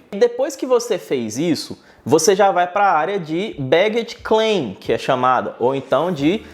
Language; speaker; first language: Portuguese; native; Portuguese